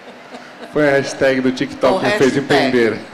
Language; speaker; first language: Portuguese; native; Portuguese